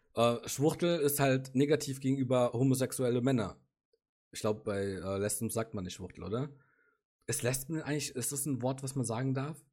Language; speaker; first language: German; native; German